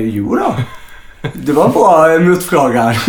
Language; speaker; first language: Swedish; native; Swedish